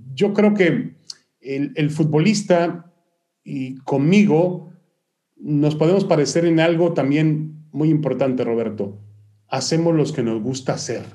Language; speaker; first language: Spanish; early bilingual, other home language; Hebrew